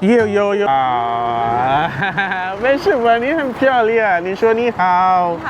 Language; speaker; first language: Chinese; non-native, learner; English